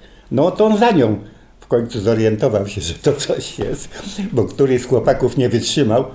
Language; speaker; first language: Polish; native; Polish